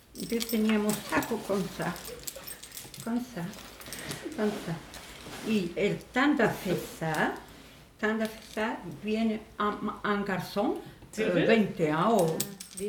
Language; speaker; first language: French; non-native, learner; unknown